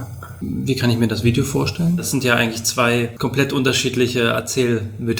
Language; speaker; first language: German; native; German